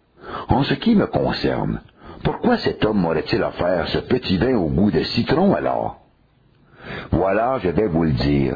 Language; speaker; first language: French; native; French